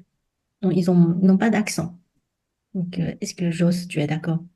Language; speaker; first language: French; non-native, fluent; Chinese